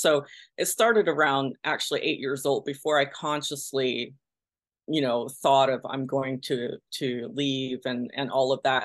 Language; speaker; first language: English; early bilingual, other home language; Pennsylvania German